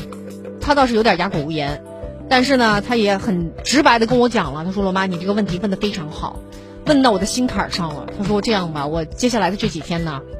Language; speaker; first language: Chinese; native; Chinese